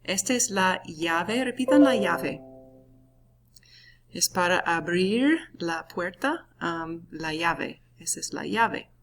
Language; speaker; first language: Spanish; non-native, fluent; English